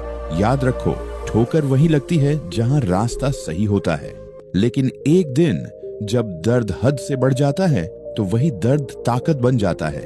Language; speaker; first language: Hindi; native; Hindi